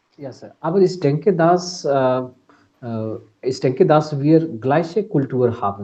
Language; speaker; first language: German; non-native, fluent; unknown